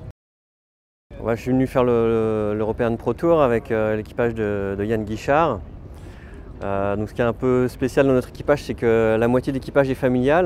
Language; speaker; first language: French; native; French